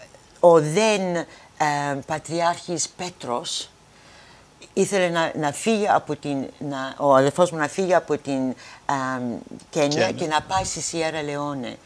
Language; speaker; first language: Greek; early bilingual, heritage; Greek